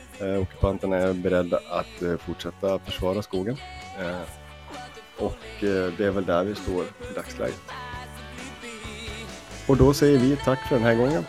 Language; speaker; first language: Swedish; native; Swedish